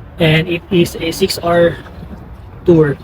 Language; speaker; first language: English; non-native, local second language; Filipino